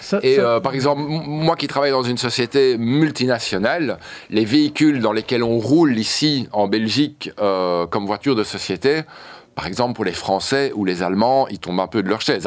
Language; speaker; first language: French; native; French